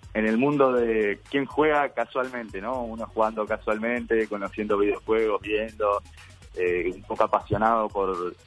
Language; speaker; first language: Spanish; native; Spanish